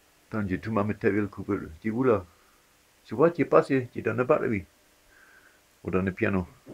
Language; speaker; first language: French; non-native, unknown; English